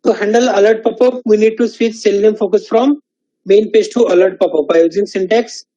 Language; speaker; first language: English; non-native, local second language; Marathi